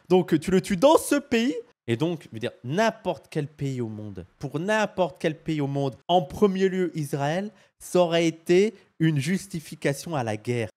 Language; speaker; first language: French; native; French